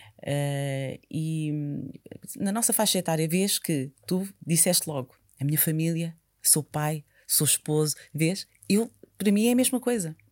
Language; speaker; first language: Portuguese; native; Portuguese